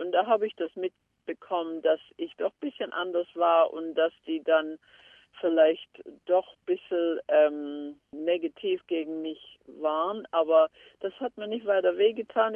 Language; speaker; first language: German; early bilingual, heritage; German